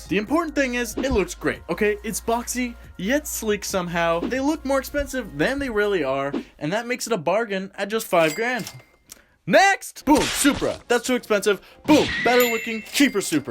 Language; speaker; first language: English; native; English